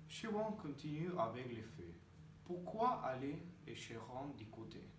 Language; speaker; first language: French; non-native, learner; Spanish